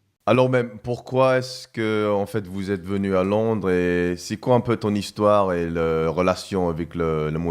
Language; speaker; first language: French; non-native, fluent; English